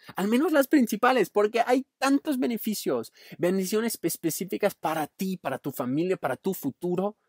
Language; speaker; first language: Spanish; non-native, fluent; English